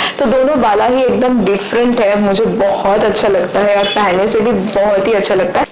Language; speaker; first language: Hindi; non-native, local second language; Bangla